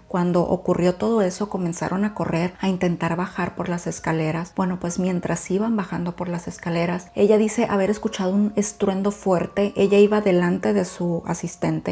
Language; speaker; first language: Spanish; native; Spanish